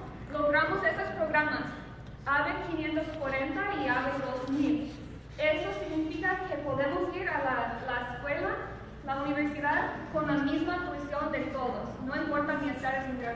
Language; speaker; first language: Spanish; early bilingual, other home language; English